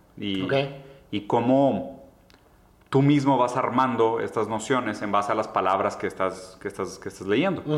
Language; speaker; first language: Spanish; early bilingual, other home language; Portuguese